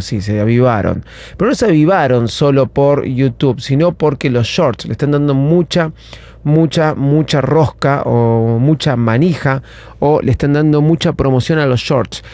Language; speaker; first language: Spanish; native; Spanish